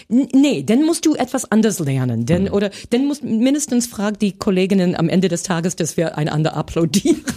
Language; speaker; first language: German; non-native, fluent; English